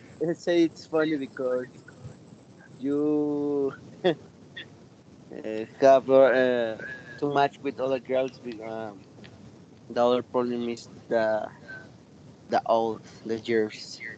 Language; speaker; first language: English; non-native, learner; Spanish